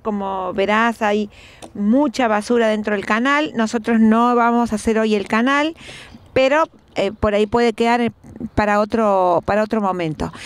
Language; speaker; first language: Spanish; native; Spanish